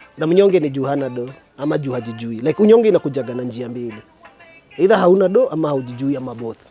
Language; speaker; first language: Swahili; native; Swahili